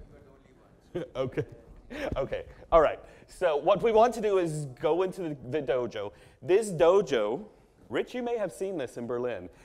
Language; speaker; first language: English; native; English